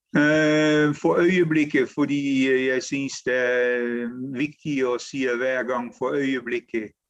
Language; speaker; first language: Norwegian; non-native, fluent; Dutch